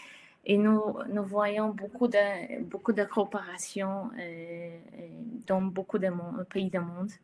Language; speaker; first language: French; non-native, fluent; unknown